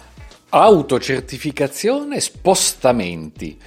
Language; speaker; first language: Italian; native; Italian